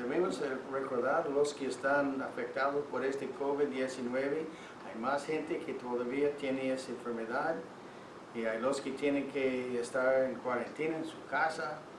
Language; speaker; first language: Spanish; non-native, fluent; English